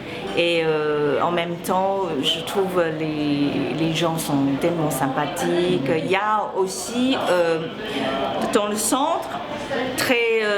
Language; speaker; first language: French; non-native, fluent; Chinese